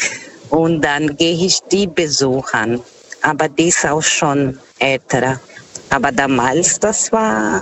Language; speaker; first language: German; non-native, fluent; Portuguese